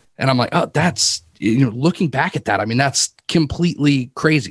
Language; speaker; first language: English; native; English